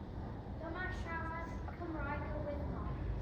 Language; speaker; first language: Welsh; non-native, local second language; English